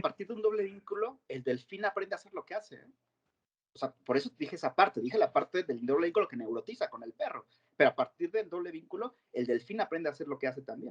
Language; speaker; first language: Spanish; native; Spanish